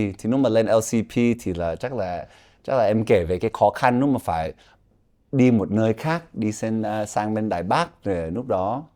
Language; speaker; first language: Vietnamese; early bilingual, heritage; Vietnamese